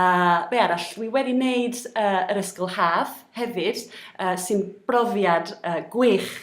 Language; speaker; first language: Welsh; non-native, learner; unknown